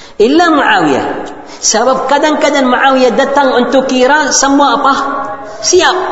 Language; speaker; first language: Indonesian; non-native, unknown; Arabic